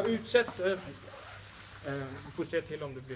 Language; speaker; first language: Swedish; native; Swedish